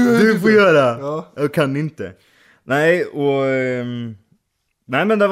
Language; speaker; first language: Swedish; native; Swedish